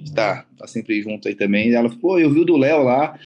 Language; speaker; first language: Portuguese; native; Portuguese